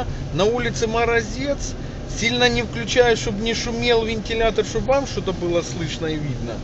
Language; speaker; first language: Russian; native; Russian